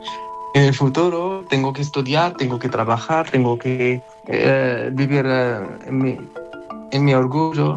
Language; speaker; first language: Spanish; non-native, learner; Arabic